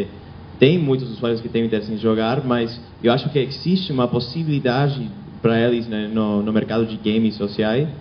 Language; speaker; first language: Portuguese; non-native, fluent; Spanish